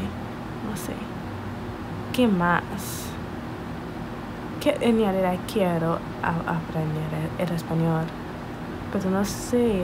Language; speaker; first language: Spanish; non-native, learner; English